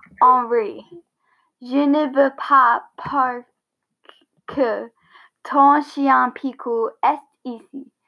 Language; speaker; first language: French; non-native, learner; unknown